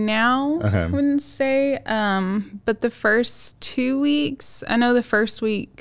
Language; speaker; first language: English; native; English